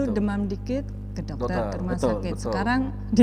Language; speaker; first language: Indonesian; native; Indonesian